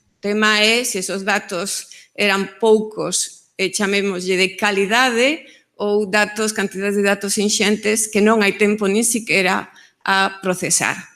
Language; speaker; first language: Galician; non-native, local second language; Spanish